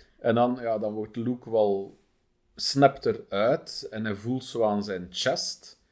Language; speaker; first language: Dutch; native; Dutch